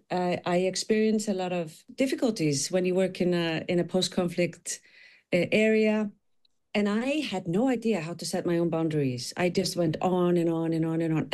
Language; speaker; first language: English; non-native, fluent; Icelandic